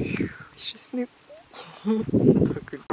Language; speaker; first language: French; native; French